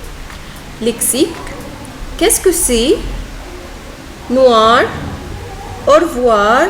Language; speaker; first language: French; non-native, fluent; Arabic